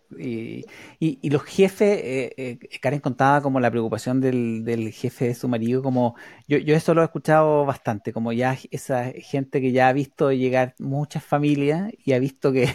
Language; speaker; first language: Spanish; native; Spanish